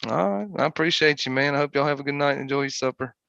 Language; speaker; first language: English; native; English